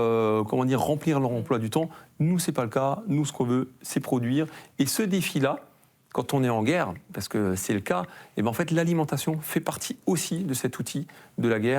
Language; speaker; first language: French; native; French